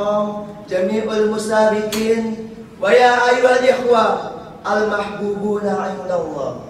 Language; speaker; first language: Arabic; non-native, learner; Indonesian